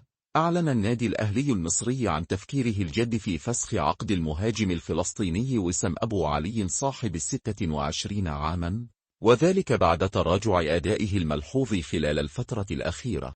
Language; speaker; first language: Arabic; native; Arabic